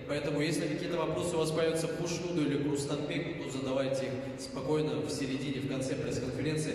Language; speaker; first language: Russian; native; Russian